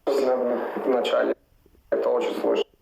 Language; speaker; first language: Russian; non-native, fluent; Italian